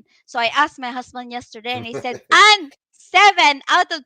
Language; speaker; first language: English; non-native, local second language; Filipino